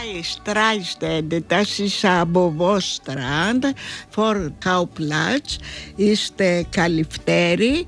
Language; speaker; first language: German; non-native, learner; Greek